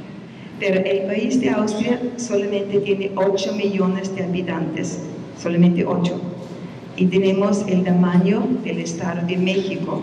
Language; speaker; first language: Spanish; non-native, fluent; German